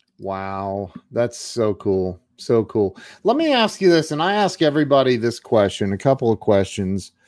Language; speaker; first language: English; native; English